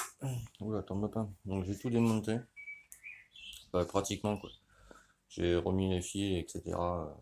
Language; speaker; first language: French; native; French